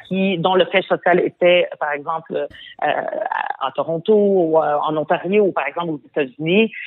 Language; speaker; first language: French; early bilingual, other home language; Arabic